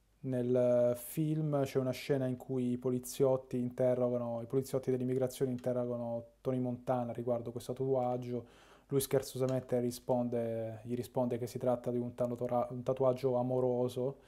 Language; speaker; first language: Italian; native; Italian